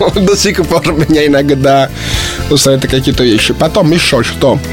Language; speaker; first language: Russian; non-native, fluent; Italian